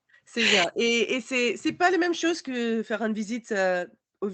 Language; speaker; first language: French; non-native, learner; English